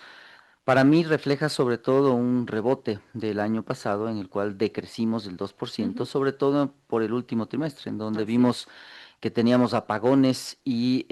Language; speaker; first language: Spanish; native; Spanish